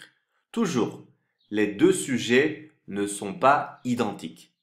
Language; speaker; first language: French; non-native, fluent; Turkish